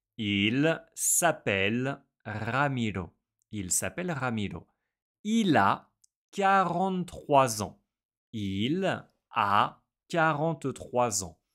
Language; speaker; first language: French; native; French